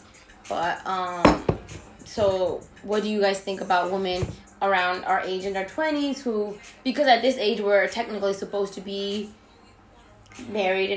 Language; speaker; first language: English; native; English